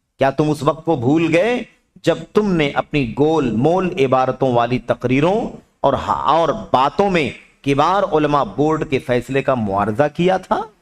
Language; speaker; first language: Urdu; native; Urdu